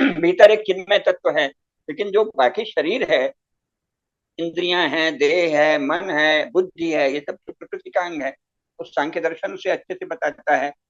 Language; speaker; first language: Hindi; native; Hindi